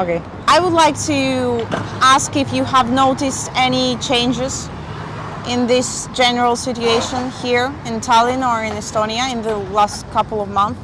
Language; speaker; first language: English; non-native, fluent; Spanish